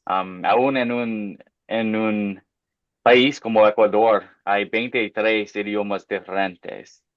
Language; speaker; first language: Spanish; non-native, fluent; English